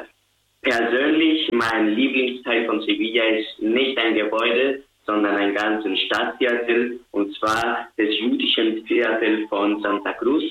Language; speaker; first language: German; non-native, learner; Spanish